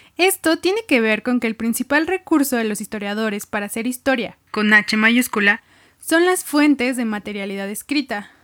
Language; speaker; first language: Spanish; native; Spanish